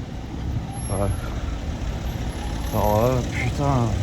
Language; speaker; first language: French; native; French